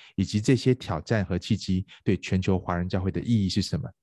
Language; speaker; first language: Chinese; native; Chinese